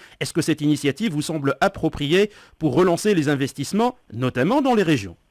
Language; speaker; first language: French; non-native, local second language; Arabic